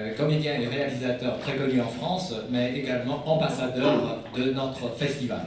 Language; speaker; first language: French; non-native, fluent; Chinese